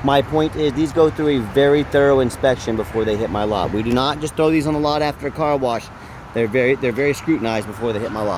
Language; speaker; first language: English; native; English